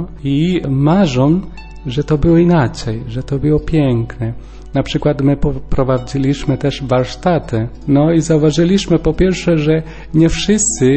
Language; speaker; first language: Polish; non-native, learner; Spanish